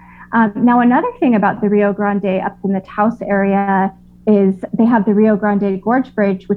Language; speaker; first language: English; native; English